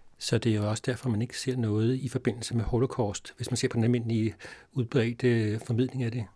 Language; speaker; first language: Danish; native; Danish